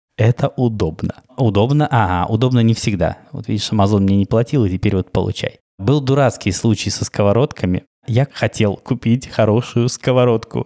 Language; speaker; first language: Russian; native; Russian